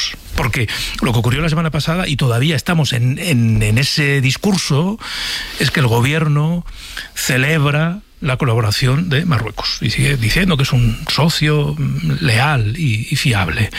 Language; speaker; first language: Spanish; native; Spanish